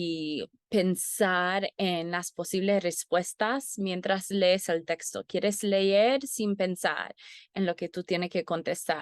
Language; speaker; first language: Spanish; non-native, fluent; English